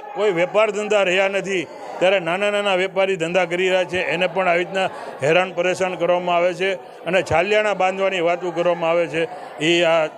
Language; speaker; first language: Gujarati; non-native, local second language; Sindhi